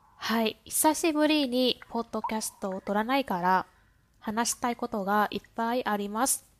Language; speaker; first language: Japanese; non-native, fluent; Vietnamese